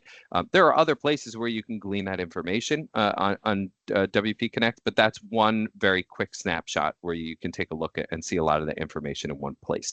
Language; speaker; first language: English; native; English